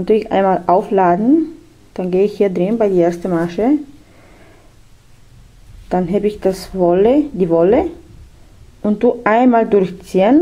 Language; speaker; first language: German; non-native, fluent; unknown